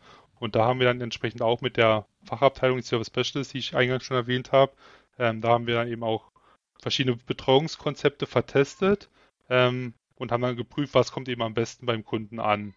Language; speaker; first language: German; native; German